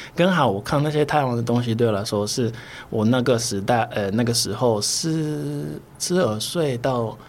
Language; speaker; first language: Chinese; non-native, fluent; Portuguese